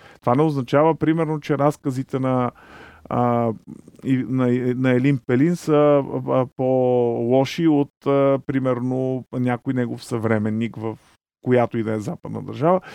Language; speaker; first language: Bulgarian; native; Bulgarian